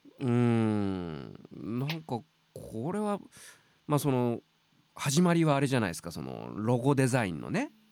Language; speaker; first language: Japanese; native; Japanese